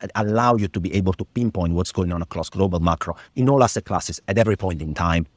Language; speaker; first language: English; non-native, fluent; Italian